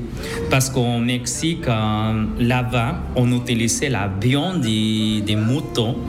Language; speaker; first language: French; non-native, learner; Spanish